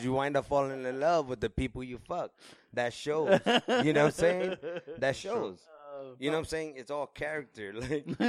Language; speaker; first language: English; native; English